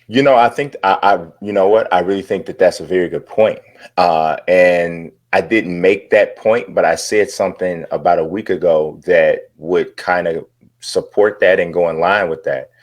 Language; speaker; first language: English; native; English